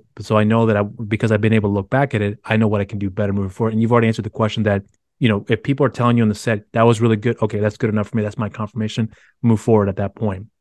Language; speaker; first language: English; early bilingual, other home language; Spanish